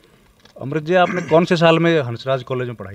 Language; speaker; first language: Hindi; native; Hindi